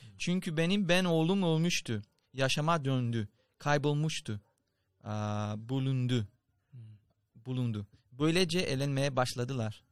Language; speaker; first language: Turkish; non-native, fluent; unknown